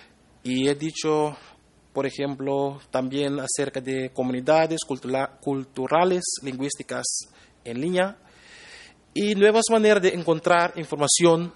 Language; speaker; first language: Spanish; non-native, fluent; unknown